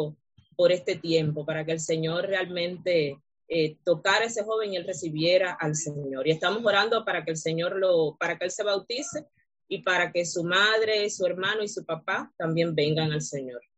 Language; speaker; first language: Spanish; native; Spanish